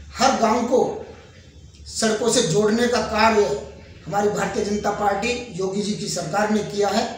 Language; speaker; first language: Hindi; native; Hindi